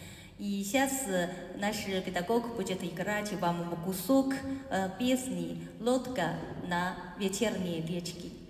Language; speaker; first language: Russian; non-native, learner; Chinese